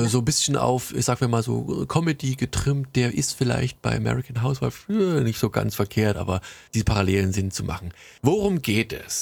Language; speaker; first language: German; native; German